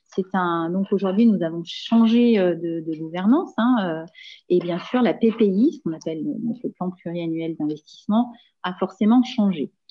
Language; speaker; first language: French; native; French